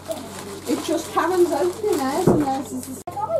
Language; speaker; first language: English; native; English